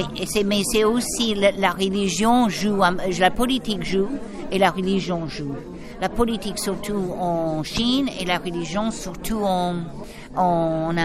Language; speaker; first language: French; non-native, fluent; English